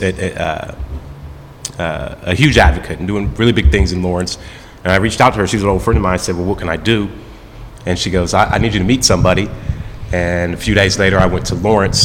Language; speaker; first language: English; native; English